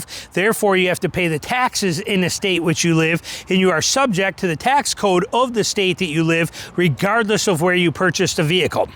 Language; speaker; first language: English; native; English